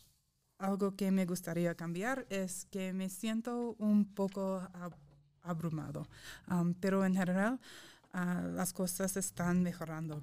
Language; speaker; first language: Spanish; non-native, fluent; English